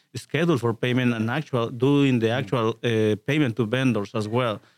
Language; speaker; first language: English; non-native, fluent; Spanish